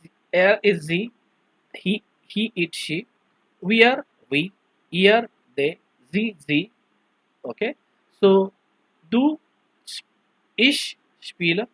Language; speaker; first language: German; non-native, learner; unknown